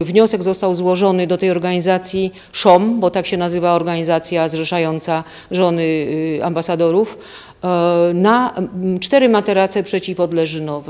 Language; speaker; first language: Polish; native; Polish